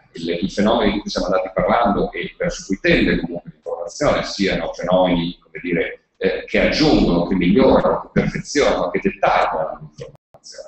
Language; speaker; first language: Italian; native; Italian